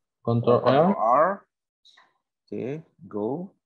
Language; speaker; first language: English; non-native, learner; Indonesian